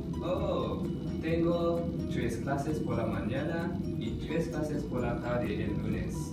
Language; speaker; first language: Spanish; non-native, learner; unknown